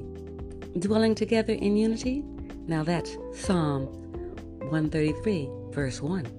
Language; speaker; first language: English; native; English